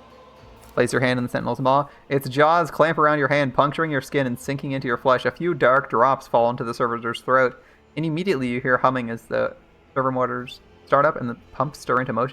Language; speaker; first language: English; native; English